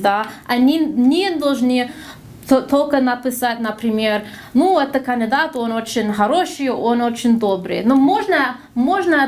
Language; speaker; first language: Russian; non-native, fluent; English